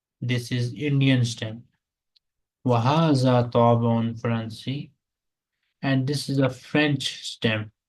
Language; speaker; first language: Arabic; non-native, fluent; Urdu